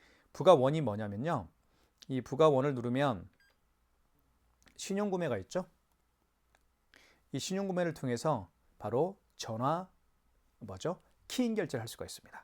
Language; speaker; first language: Korean; native; Korean